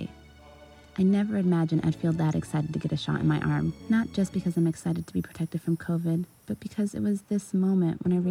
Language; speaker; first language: English; native; English